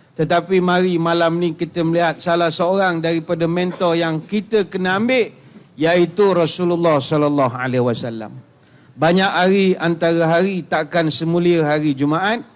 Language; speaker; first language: Malay; native; Malay